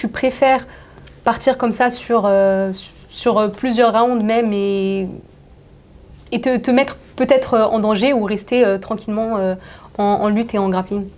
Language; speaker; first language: French; native; French